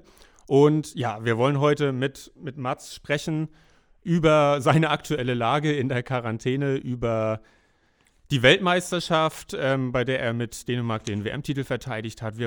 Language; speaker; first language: German; native; German